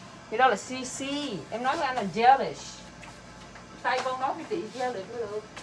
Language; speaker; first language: Vietnamese; native; Vietnamese